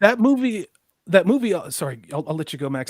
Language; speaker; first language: English; native; English